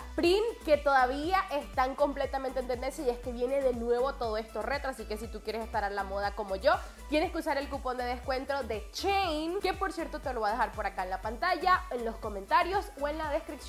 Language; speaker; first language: Spanish; native; Spanish